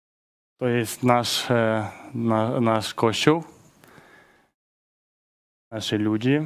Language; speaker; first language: Polish; non-native, learner; Russian